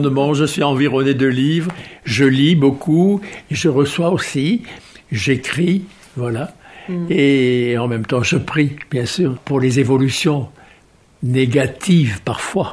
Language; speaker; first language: French; native; French